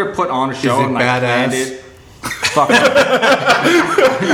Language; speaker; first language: English; native; English